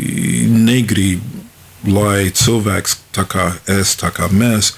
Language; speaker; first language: Latvian; non-native, fluent; English